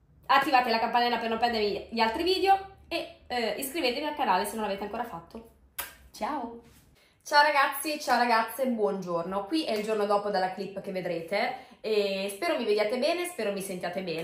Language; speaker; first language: Italian; native; Italian